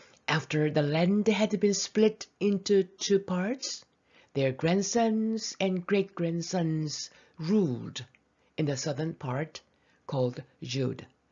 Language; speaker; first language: English; non-native, fluent; Korean